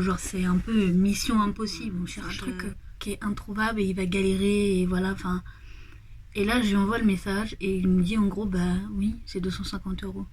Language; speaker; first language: French; native; French